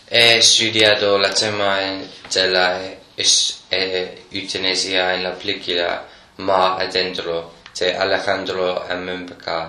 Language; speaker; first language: Spanish; non-native, learner; English